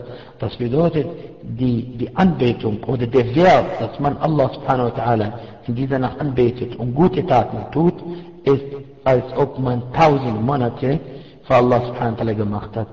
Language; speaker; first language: German; non-native, fluent; Arabic